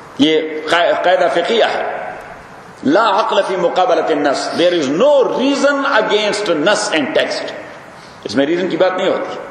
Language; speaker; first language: Urdu; non-native, local second language; Pashto